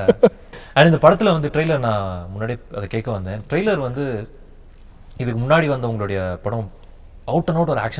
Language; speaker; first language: Tamil; native; Tamil